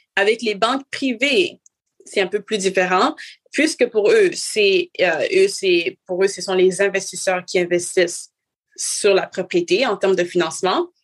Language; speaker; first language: French; native; French